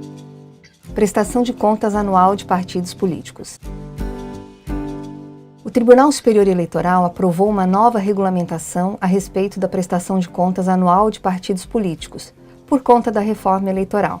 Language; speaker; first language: Portuguese; native; Portuguese